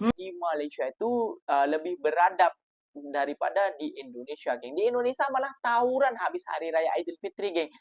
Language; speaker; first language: Indonesian; native; Indonesian